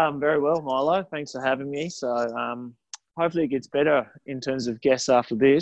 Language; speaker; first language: English; native; English